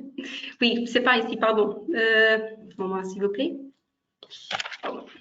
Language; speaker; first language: French; non-native, fluent; Portuguese